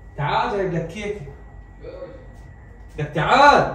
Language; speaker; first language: Arabic; native; Arabic